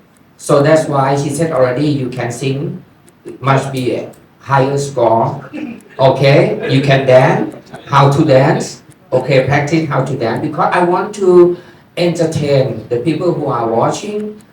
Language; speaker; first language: English; non-native, learner; Thai